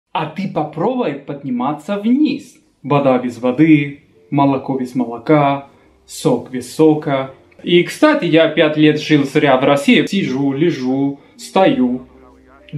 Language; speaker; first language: Russian; non-native, fluent; Spanish